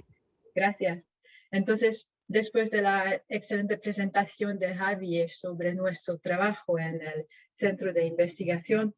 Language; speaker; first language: Spanish; non-native, fluent; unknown